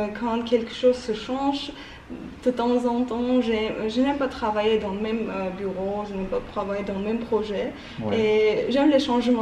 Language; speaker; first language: French; non-native, learner; Armenian